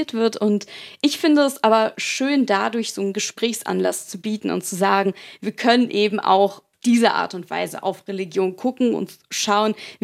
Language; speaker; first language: German; native; German